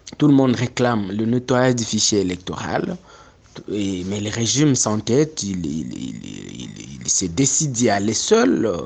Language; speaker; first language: French; non-native, local second language; Swahili